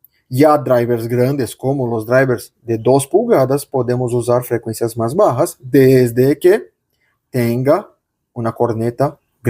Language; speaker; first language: Spanish; non-native, local second language; Portuguese